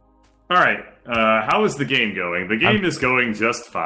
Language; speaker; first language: English; native; English